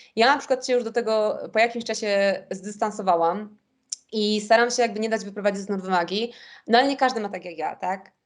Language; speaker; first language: Polish; early bilingual, heritage; Polish